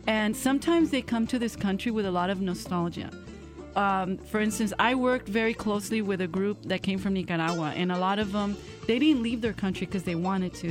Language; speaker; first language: English; early bilingual, other home language; Spanish